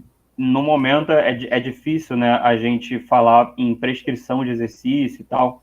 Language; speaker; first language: Portuguese; native; Portuguese